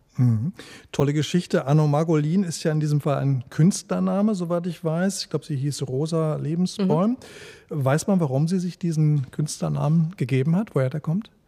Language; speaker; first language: German; native; German